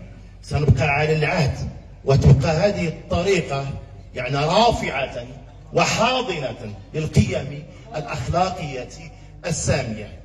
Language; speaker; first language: Arabic; native; Arabic